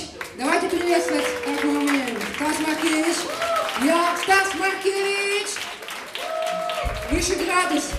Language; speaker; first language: Russian; native; Russian